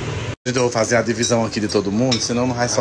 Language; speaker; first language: Portuguese; native; Portuguese